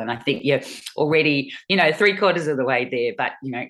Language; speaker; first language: English; native; English